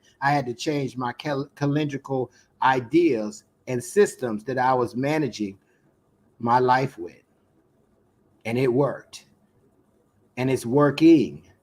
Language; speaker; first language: English; native; English